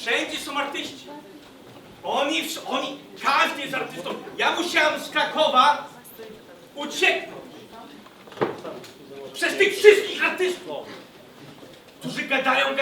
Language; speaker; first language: Polish; early bilingual, heritage; Danish